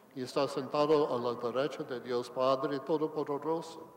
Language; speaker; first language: Spanish; non-native, fluent; English